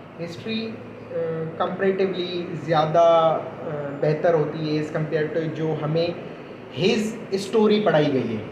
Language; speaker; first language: Urdu; non-native, local second language; Sindhi